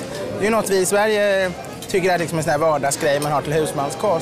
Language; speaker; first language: Swedish; native; Swedish